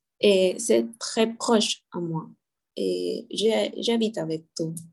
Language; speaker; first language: French; non-native, learner; Spanish